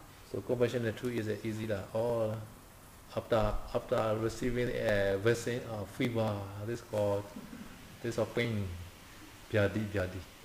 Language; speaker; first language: English; non-native, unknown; Burmese